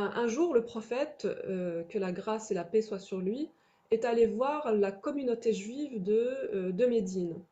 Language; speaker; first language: French; native; French